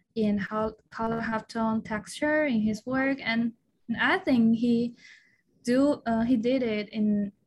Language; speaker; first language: English; non-native, fluent; Chinese